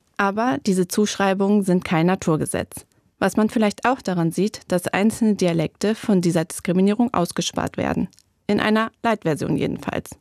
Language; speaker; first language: German; native; German